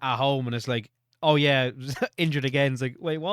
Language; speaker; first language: English; native; English